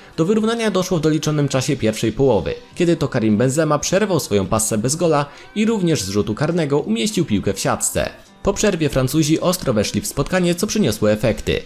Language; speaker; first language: Polish; native; Polish